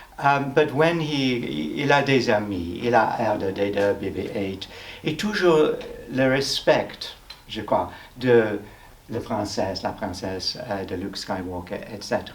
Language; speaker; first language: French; non-native, learner; English